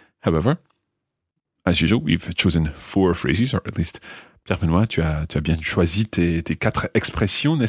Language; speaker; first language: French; non-native, fluent; English